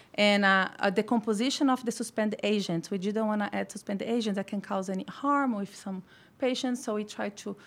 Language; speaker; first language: English; non-native, fluent; Portuguese